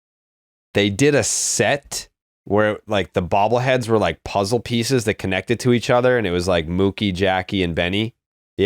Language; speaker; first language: English; native; English